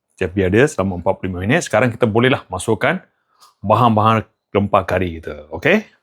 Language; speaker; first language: Malay; non-native, local second language; Tamil